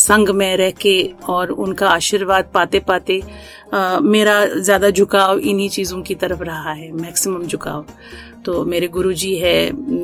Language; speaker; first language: Hindi; non-native, local second language; Kashmiri